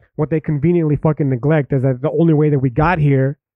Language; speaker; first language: English; native; English